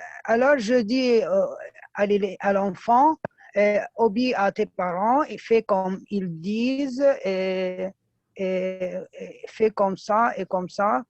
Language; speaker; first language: French; non-native, fluent; Arabic